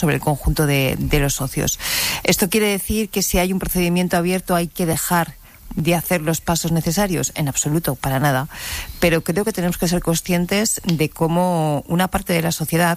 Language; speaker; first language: Spanish; native; Spanish